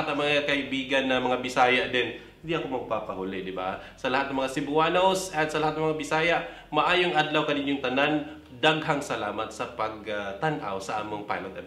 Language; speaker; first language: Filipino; non-native, local second language; Cebuano